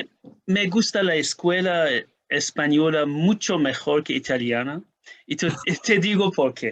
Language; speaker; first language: Spanish; non-native, learner; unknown